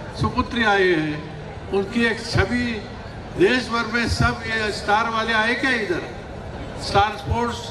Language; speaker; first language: Hindi; non-native, local second language; Marathi